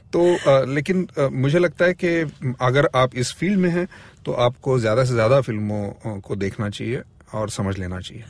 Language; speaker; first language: Hindi; non-native, local second language; Marathi